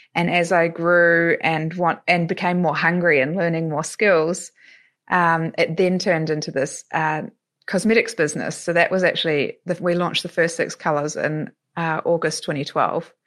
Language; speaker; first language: English; native; English